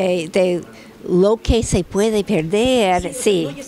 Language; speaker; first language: Spanish; non-native, fluent; English